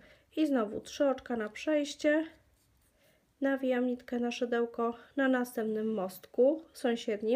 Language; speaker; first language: Polish; native; Polish